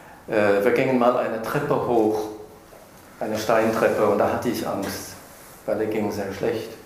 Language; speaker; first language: German; non-native, fluent; English